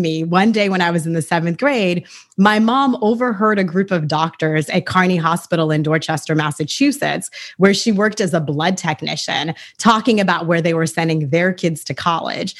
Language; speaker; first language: English; early bilingual, other home language; Haitian Creole